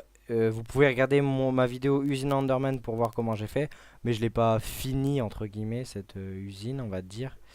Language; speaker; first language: French; native; French